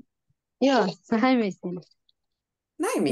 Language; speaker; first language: Finnish; non-native, learner; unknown